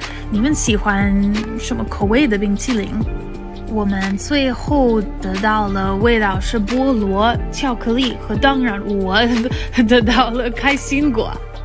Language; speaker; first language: Chinese; non-native, fluent; English